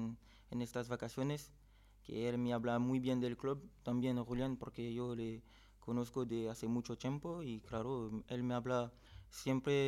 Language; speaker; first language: Spanish; non-native, fluent; French